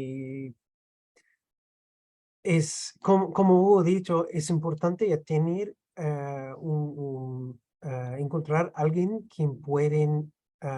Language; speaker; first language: Spanish; non-native, fluent; English